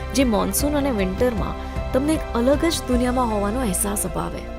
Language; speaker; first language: Gujarati; native; Gujarati